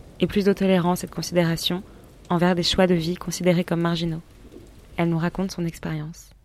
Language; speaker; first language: French; native; French